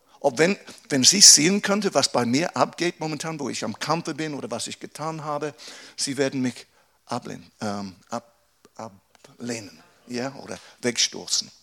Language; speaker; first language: German; non-native, fluent; English